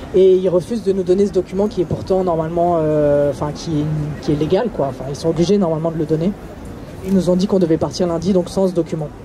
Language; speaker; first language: French; native; French